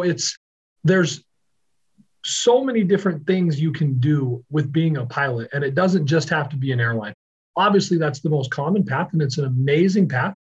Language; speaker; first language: English; native; English